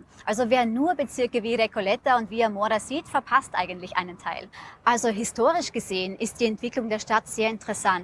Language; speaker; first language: German; native; German